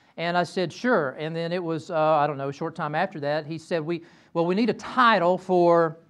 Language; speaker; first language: English; native; English